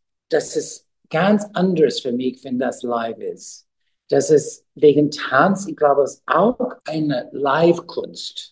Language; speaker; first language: German; non-native, learner; English